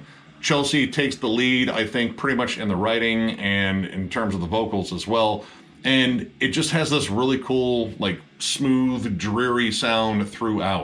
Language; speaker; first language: English; native; English